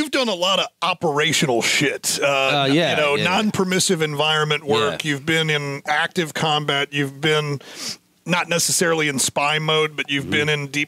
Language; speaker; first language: English; native; English